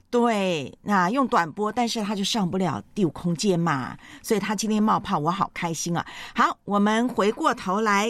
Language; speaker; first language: Chinese; native; Chinese